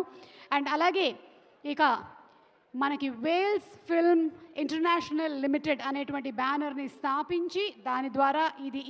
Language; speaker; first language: Telugu; native; Telugu